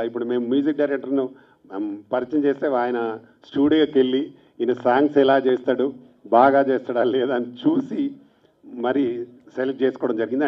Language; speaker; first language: Telugu; native; Telugu